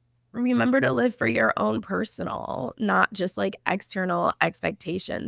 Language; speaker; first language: English; native; English